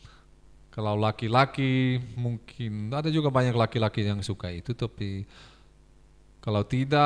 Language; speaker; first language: Indonesian; non-native, fluent; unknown